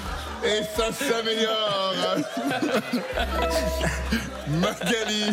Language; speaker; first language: French; native; French